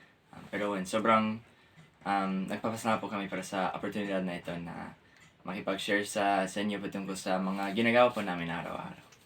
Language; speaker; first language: Filipino; non-native, fluent; English